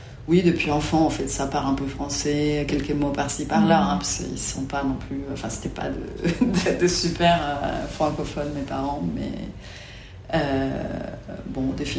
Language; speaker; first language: French; non-native, fluent; Spanish